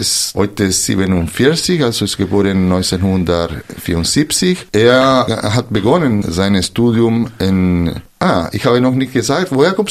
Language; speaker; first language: German; non-native, fluent; Spanish